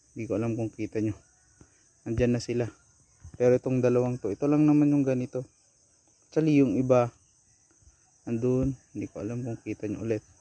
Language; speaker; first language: Filipino; non-native, local second language; Iloko